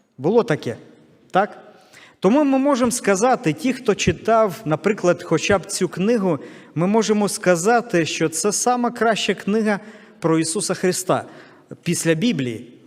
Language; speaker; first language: Ukrainian; non-native, local second language; Russian